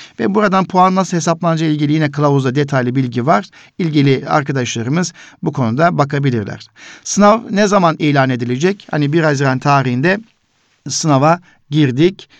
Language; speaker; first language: Turkish; native; Turkish